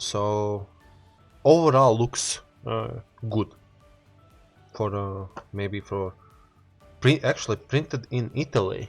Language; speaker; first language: English; non-native, learner; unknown